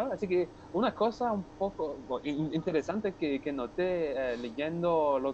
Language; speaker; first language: Spanish; non-native, fluent; French